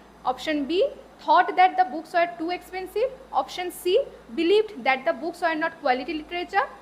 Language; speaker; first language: English; non-native, local second language; Bangla